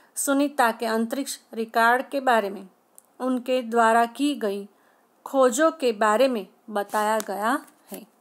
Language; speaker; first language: Hindi; non-native, local second language; Gujarati